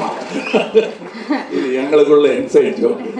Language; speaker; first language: Tamil; native; Tamil